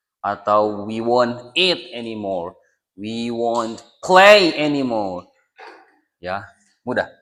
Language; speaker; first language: English; non-native, learner; Indonesian